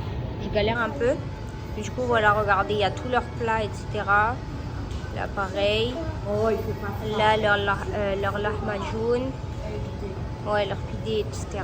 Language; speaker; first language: French; native; French